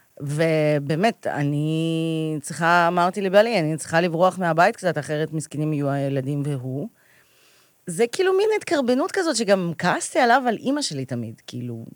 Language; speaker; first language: Hebrew; early bilingual, other home language; Russian